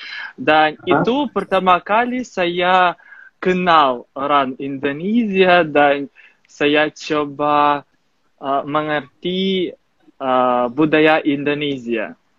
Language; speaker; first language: Indonesian; non-native, fluent; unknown